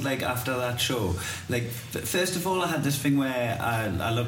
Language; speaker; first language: English; native; English